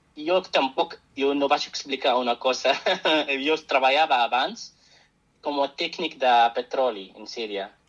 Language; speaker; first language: Catalan; non-native, fluent; Arabic